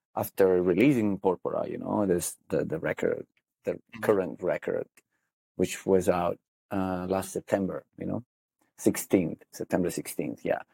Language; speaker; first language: English; non-native, fluent; Italian